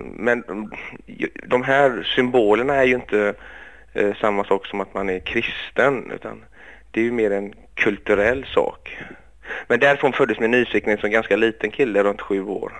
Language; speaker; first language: Swedish; early bilingual, other home language; Greek